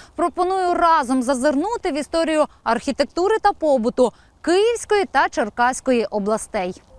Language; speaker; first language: Ukrainian; native; Ukrainian